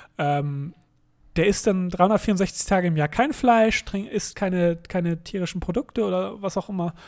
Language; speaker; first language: German; native; German